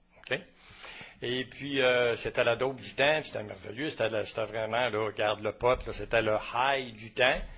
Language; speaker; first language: French; native; French